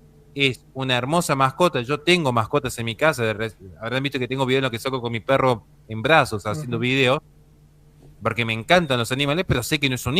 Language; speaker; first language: Spanish; native; Spanish